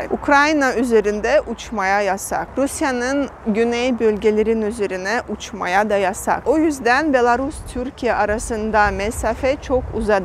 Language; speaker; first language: Turkish; non-native, fluent; Russian